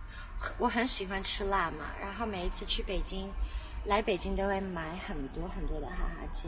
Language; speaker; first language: Chinese; non-native, local second language; Cantonese